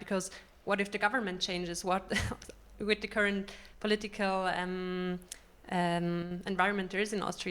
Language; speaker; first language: English; non-native, fluent; German